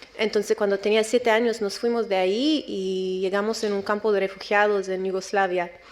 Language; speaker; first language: Spanish; non-native, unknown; Romanian